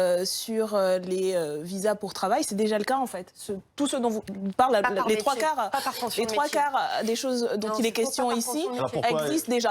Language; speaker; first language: French; native; French